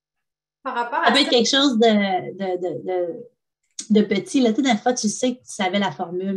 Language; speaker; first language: French; native; French